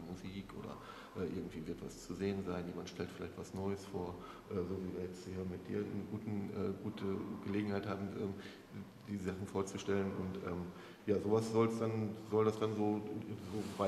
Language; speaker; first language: German; native; German